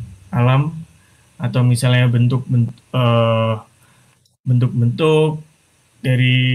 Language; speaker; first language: Indonesian; native; Indonesian